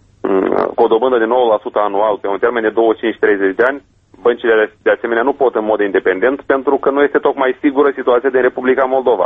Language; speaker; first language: Romanian; native; Romanian